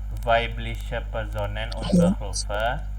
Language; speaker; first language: German; non-native, fluent; Indonesian